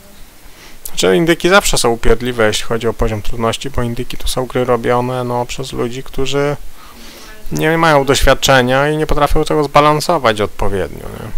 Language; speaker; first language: Polish; native; Polish